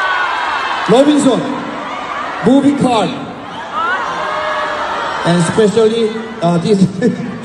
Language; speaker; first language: English; non-native, learner; Korean